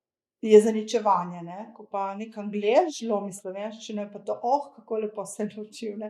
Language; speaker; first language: Slovenian; early bilingual, other home language; Croatian